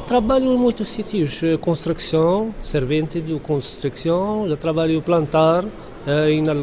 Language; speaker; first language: Portuguese; non-native, learner; Arabic